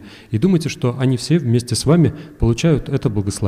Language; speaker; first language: Russian; native; Russian